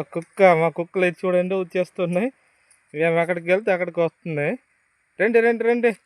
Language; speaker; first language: Telugu; non-native, local second language; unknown